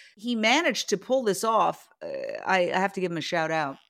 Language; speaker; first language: English; native; English